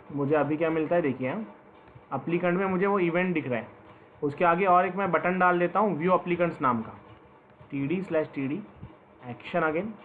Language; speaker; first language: Hindi; non-native, local second language; Marathi